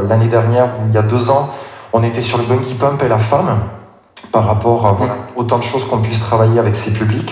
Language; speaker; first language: French; native; French